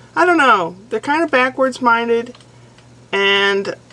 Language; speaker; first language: English; native; English